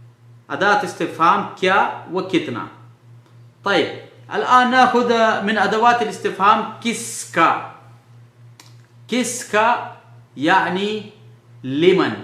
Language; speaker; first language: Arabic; non-native, fluent; Urdu